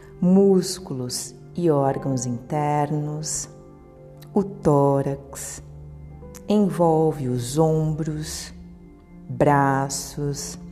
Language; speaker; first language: Portuguese; native; Portuguese